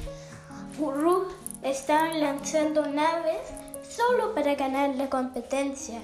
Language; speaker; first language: Spanish; early bilingual, heritage; Spanish